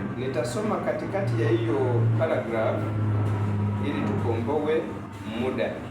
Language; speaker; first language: Swahili; non-native, local second language; Rundi